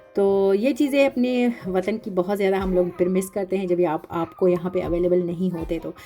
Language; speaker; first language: Urdu; non-native, local second language; Pashto